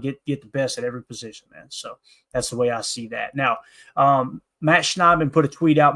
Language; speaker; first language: English; native; English